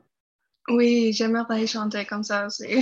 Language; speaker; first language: French; non-native, learner; English